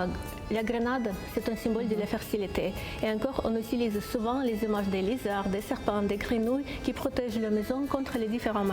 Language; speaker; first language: French; non-native, fluent; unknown